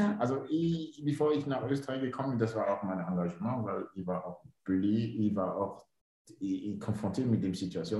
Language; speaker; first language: German; non-native, learner; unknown